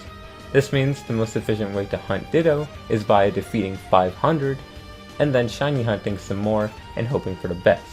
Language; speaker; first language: English; native; English